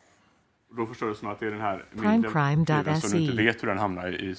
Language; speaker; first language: Swedish; native; Swedish